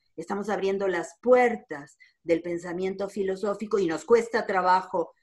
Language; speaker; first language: Spanish; native; Spanish